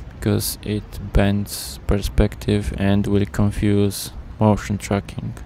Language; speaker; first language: English; non-native, fluent; Polish